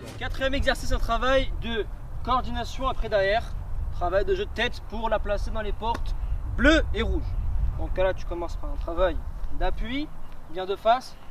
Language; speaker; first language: French; native; French